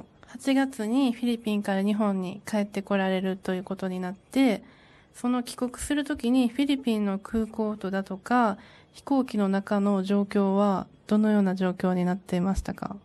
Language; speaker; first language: Japanese; non-native, local second language; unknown